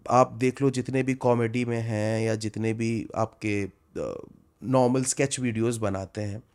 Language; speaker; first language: Hindi; non-native, local second language; Bangla